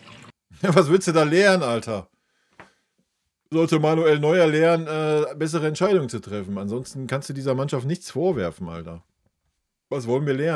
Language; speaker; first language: German; native; German